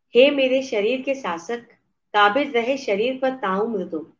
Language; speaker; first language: Hindi; native; Hindi